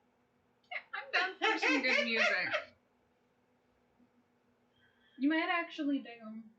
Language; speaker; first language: English; native; English